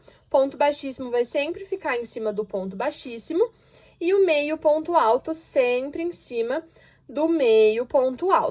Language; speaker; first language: Portuguese; native; Portuguese